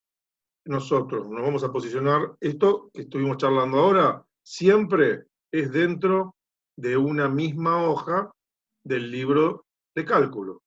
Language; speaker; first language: Spanish; native; Spanish